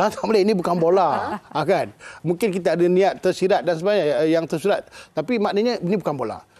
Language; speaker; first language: Malay; native; Malay